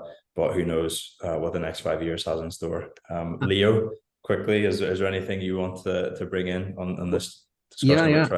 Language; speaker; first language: English; native; English